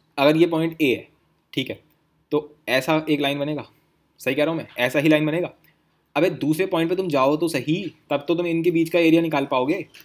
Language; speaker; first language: Hindi; native; Hindi